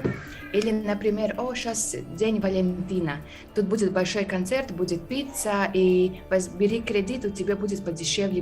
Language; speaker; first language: Russian; non-native, fluent; Latvian